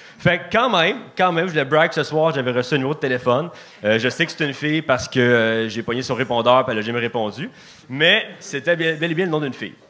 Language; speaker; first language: French; native; French